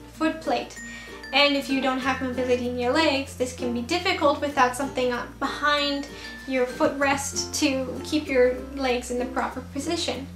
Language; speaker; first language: English; native; English